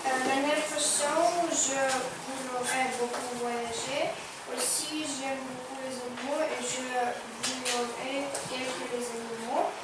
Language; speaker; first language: French; non-native, learner; Ukrainian